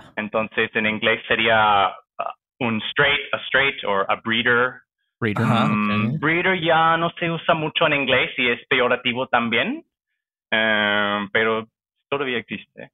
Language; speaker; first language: Spanish; non-native, fluent; English